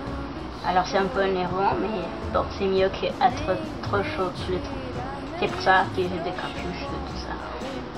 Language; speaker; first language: French; non-native, learner; Portuguese